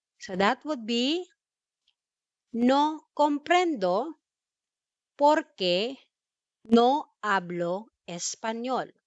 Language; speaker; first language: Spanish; non-native, fluent; Filipino